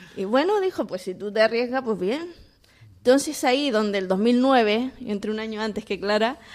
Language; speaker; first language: Spanish; native; Spanish